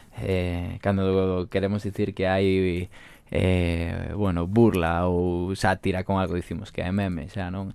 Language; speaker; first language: Galician; non-native, local second language; Spanish